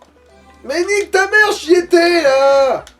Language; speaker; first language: French; native; French